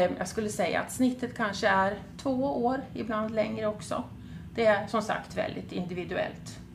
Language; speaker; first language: Swedish; native; Swedish